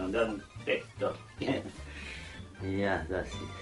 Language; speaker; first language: German; non-native, learner; Croatian